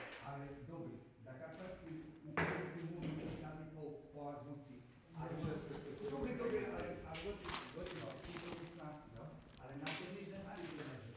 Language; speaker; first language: Slovak; non-native, local second language; Rusyn